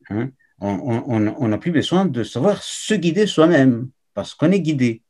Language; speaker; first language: French; non-native, fluent; Spanish